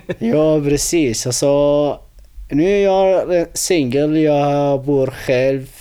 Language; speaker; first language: Swedish; non-native, learner; Arabic